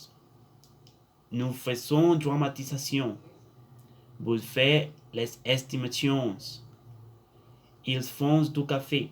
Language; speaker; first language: French; non-native, learner; Spanish